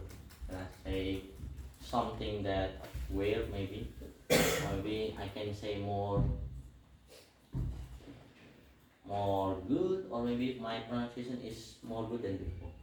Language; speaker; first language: English; non-native, learner; Indonesian